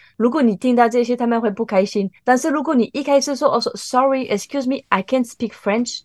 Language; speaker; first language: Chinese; non-native, fluent; French